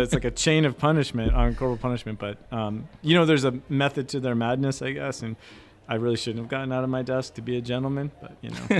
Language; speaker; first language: English; native; English